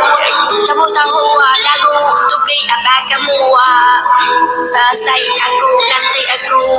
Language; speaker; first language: Indonesian; non-native, learner; Vietnamese